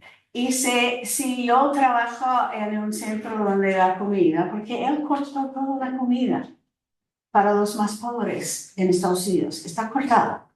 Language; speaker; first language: Spanish; non-native, fluent; English